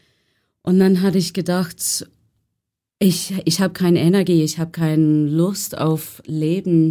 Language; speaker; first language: German; non-native, learner; English